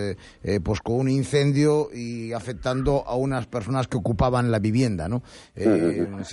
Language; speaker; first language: Spanish; native; Spanish